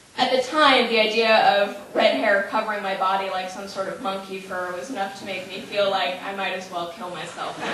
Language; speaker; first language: English; native; English